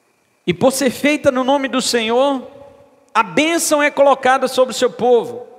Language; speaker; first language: Portuguese; native; Portuguese